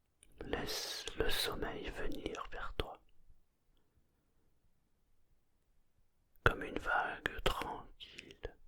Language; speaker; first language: French; native; French